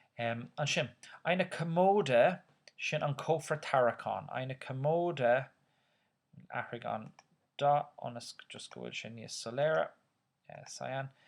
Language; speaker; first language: Irish; non-native, local second language; English